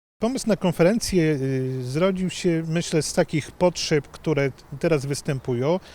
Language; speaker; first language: Polish; native; Polish